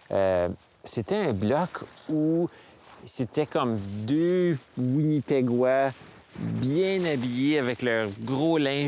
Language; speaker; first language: French; native; French